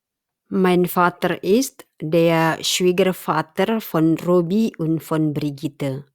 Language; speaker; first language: German; non-native, fluent; Indonesian